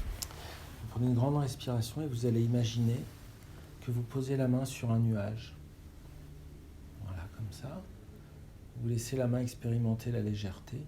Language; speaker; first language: French; native; French